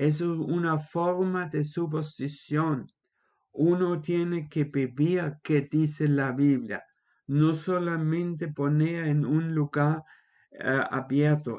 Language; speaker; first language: Spanish; non-native, fluent; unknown